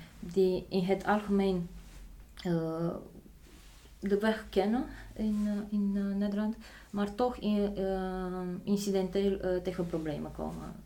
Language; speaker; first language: Dutch; non-native, fluent; Polish